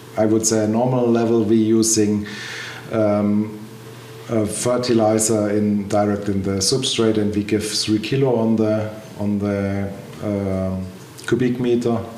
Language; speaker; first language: English; non-native, learner; German